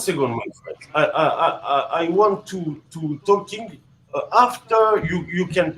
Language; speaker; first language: English; non-native, learner; French